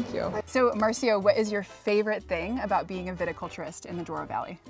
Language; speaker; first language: English; native; English